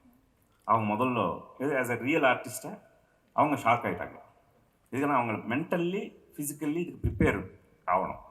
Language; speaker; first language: Tamil; non-native, local second language; Telugu